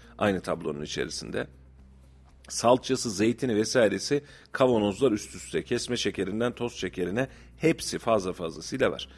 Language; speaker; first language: Turkish; native; Turkish